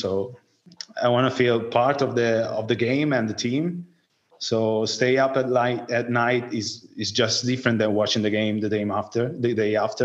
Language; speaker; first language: English; non-native, fluent; Italian